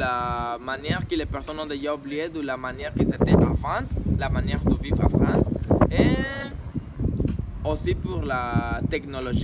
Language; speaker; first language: French; non-native, learner; Spanish